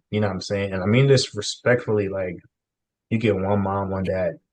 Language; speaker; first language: English; native; English